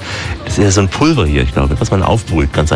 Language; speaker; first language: German; native; German